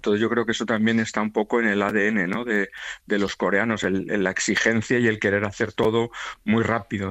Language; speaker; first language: Spanish; native; Spanish